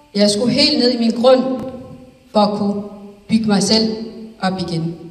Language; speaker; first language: Danish; early bilingual, other home language; Somali